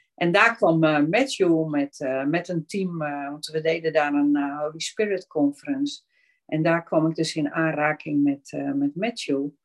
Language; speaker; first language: Dutch; native; Dutch